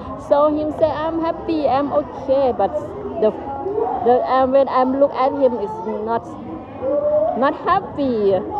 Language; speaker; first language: English; non-native, learner; Thai